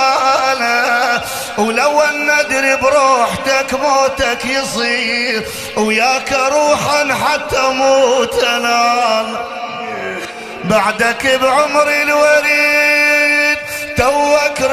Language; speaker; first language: Arabic; native; Arabic